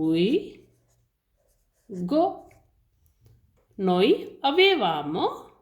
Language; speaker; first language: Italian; non-native, learner; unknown